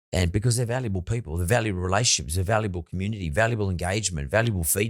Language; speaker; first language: English; native; English